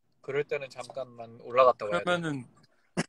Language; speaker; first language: Korean; early bilingual, heritage; Korean